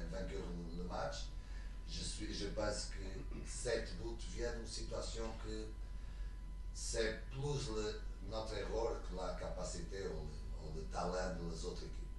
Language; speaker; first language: French; non-native, learner; Portuguese